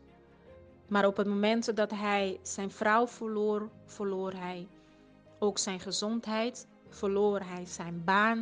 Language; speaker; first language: Dutch; non-native, fluent; Portuguese